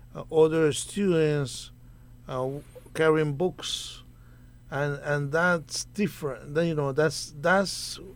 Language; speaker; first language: English; non-native, fluent; Spanish